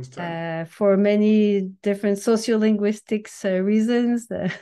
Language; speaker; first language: English; non-native, fluent; French